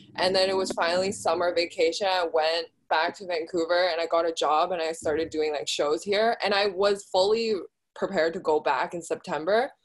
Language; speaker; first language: English; early bilingual, other home language; Chinese